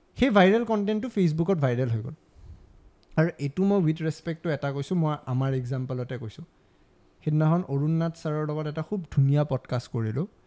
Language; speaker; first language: Assamese; native; Assamese